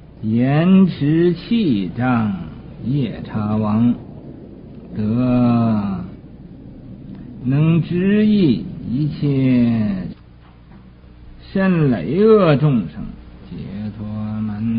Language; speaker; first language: Chinese; native; Chinese